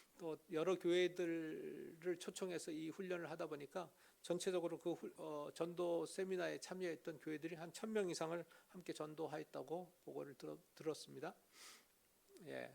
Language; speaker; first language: Korean; native; Korean